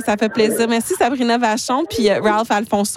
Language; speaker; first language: French; native; French